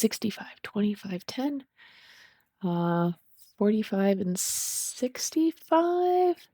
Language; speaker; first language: English; native; English